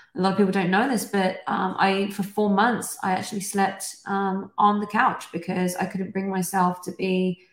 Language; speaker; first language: English; native; English